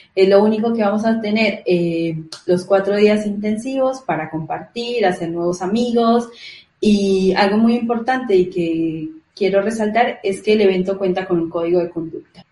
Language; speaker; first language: Spanish; native; Spanish